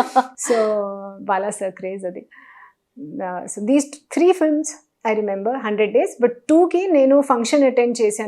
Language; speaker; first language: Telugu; non-native, local second language; Hindi